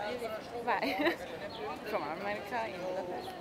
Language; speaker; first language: English; non-native, learner; Hungarian